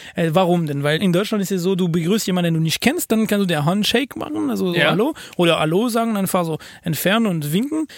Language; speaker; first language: German; non-native, fluent; French